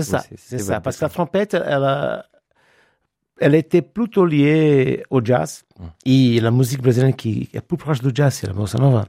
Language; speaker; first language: French; non-native, fluent; Portuguese